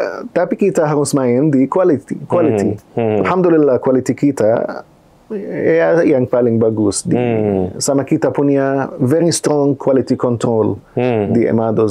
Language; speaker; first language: Indonesian; non-native, fluent; Arabic